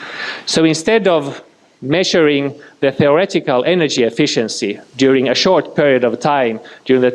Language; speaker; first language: English; non-native, fluent; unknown